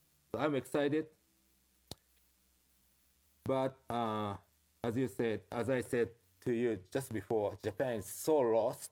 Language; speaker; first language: English; non-native, fluent; Japanese